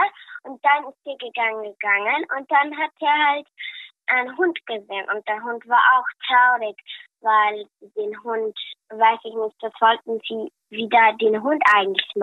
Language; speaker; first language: German; early bilingual, other home language; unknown